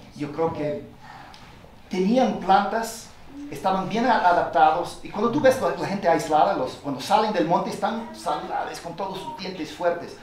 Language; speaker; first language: Spanish; non-native, fluent; English